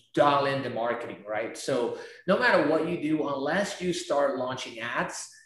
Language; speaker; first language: English; non-native, fluent; Spanish